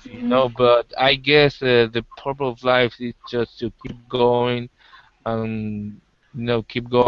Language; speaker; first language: English; non-native, learner; Spanish